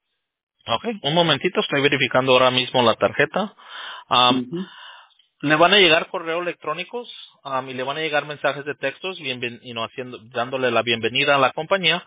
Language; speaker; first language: Spanish; early bilingual, heritage; Spanish